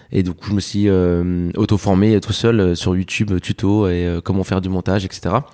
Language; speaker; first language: French; early bilingual, other home language; Spanish